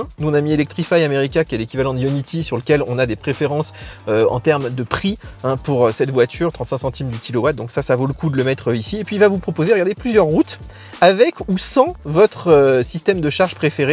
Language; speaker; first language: French; native; French